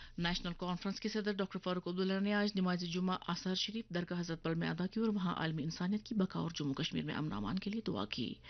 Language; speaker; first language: Urdu; non-native, local second language; Kashmiri